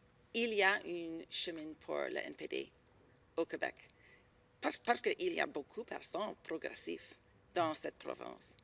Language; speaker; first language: French; non-native, learner; English